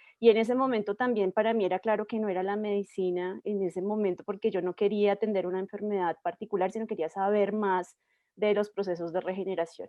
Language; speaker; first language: Spanish; native; Spanish